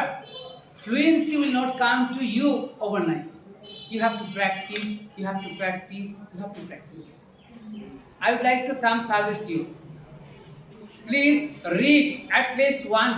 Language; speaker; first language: English; non-native, learner; Bangla